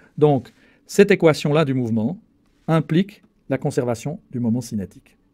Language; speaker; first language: French; native; French